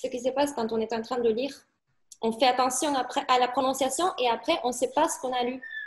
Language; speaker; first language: French; non-native, fluent; Spanish